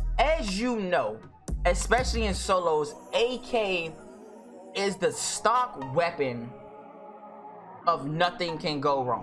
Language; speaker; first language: English; native; English